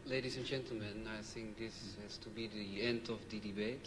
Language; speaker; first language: English; non-native, fluent; Dutch